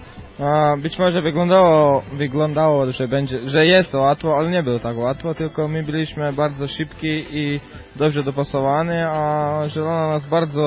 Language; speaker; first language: Polish; non-native, fluent; Croatian